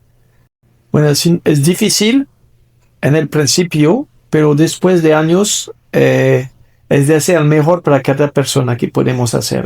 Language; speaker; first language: Spanish; non-native, fluent; French